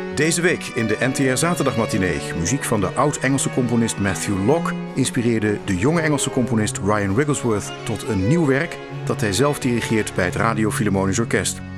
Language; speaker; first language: Dutch; native; Dutch